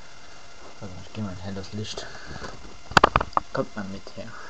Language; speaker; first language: German; native; German